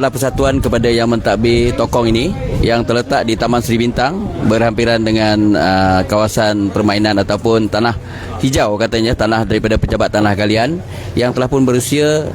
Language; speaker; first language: Malay; native; Malay